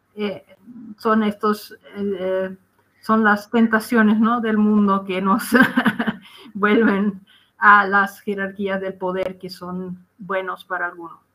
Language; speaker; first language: Spanish; non-native, fluent; Dutch